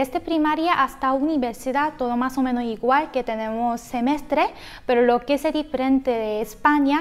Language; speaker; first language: Spanish; non-native, fluent; Korean